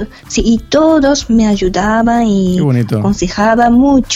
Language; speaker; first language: Spanish; non-native, fluent; Japanese